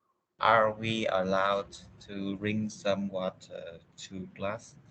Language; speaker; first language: English; non-native, learner; Vietnamese